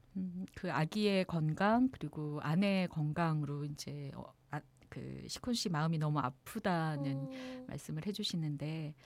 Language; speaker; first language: Korean; native; Korean